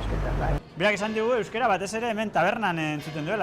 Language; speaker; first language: Basque; native; Basque